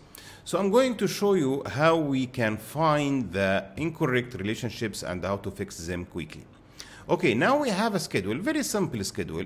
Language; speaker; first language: English; non-native, fluent; Arabic